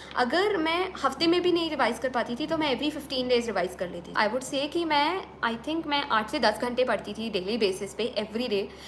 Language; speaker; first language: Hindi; native; Hindi